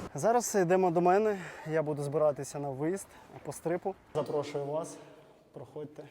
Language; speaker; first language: Ukrainian; non-native, local second language; Russian